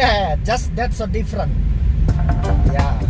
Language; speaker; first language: English; non-native, learner; Indonesian